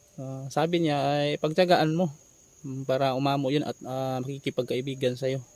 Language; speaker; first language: Filipino; native; Filipino